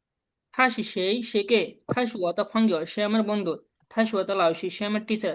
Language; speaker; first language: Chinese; non-native, fluent; Bangla